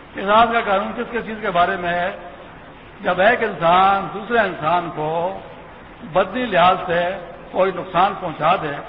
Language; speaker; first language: Urdu; non-native, local second language; Pashto